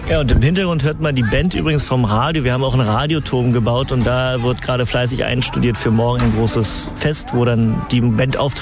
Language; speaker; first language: German; native; German